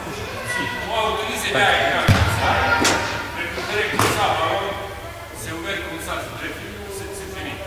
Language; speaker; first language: French; non-native, learner; Serbian